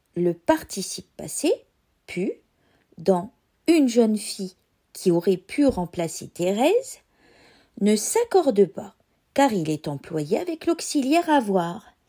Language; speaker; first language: French; native; French